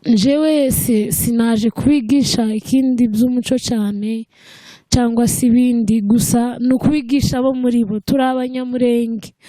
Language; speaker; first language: Kinyarwanda; early bilingual, heritage; Kinyarwanda